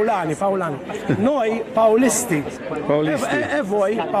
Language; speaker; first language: Italian; non-native, fluent; Maltese